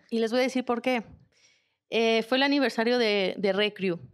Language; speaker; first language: Spanish; native; Spanish